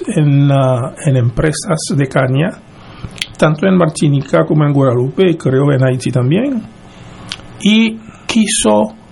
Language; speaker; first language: Spanish; non-native, fluent; Haitian Creole